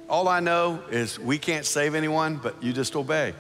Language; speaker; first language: English; native; English